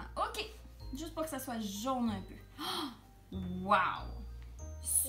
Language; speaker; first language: French; native; French